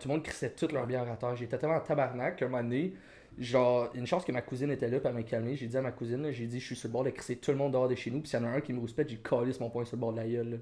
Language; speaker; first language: French; native; French